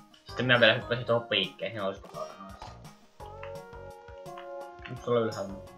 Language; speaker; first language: Finnish; native; Finnish